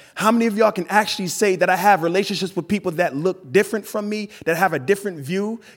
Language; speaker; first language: English; native; English